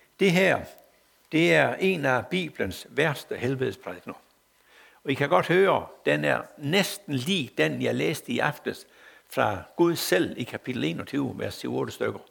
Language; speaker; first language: Danish; native; Danish